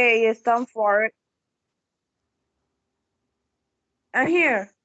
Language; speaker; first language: English; non-native, learner; Spanish